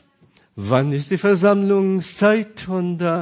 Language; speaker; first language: German; non-native, fluent; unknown